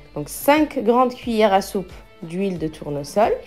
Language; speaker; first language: French; non-native, local second language; Arabic